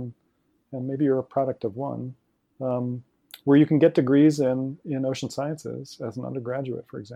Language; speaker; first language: English; native; English